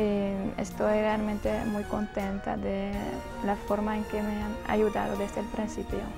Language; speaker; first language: Spanish; non-native, fluent; Dutch